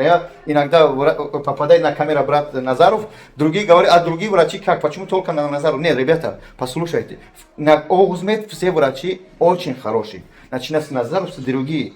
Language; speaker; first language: Russian; non-native, learner; Tajik